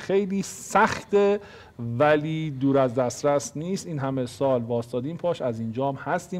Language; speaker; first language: Persian; native; Persian